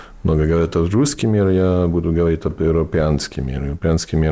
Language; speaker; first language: Russian; non-native, fluent; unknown